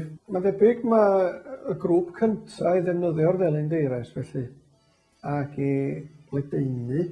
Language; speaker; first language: Welsh; native; Welsh